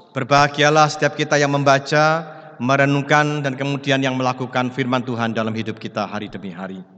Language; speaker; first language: Malay; native; Malay